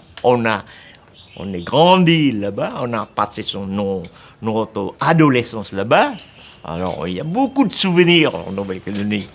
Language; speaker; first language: French; non-native, local second language; Vietnamese